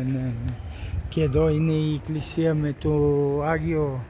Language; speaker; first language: Greek; non-native, fluent; Bulgarian